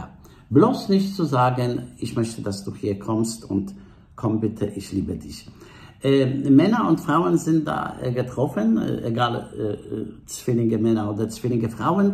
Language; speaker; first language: German; non-native, fluent; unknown